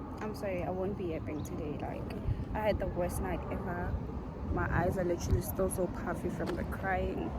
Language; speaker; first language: English; non-native, local second language; Zulu